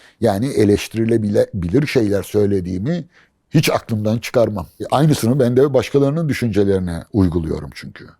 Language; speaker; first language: Turkish; native; Turkish